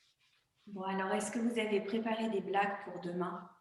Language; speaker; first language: French; native; French